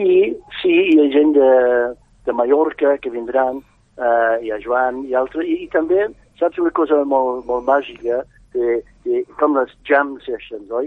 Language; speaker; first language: Catalan; non-native, fluent; English